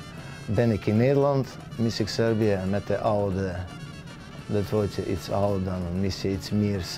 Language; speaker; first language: Dutch; non-native, fluent; Serbian